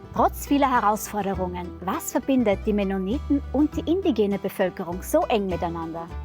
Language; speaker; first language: German; native; German